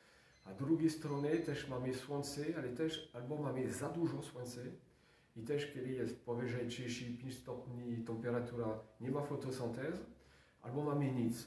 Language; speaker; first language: Polish; non-native, learner; French